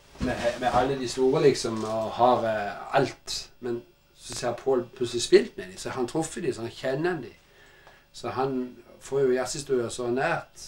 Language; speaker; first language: Norwegian; native; Norwegian